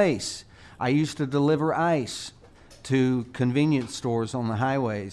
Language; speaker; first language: English; native; English